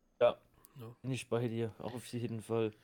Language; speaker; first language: German; native; German